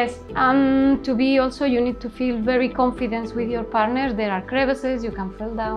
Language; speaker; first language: English; non-native, learner; Spanish